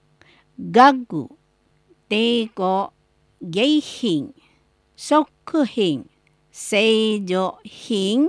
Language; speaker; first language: Japanese; non-native, learner; Indonesian